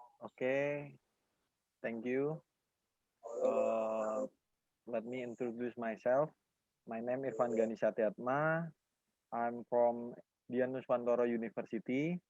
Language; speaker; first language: English; non-native, learner; Indonesian